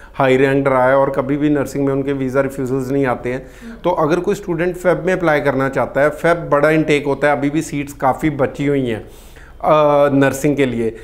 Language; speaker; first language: Hindi; non-native, local second language; Punjabi